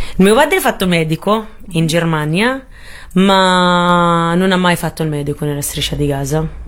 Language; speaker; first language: Italian; non-native, fluent; Arabic